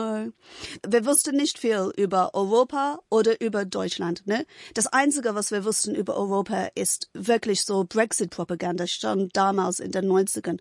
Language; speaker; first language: German; non-native, fluent; English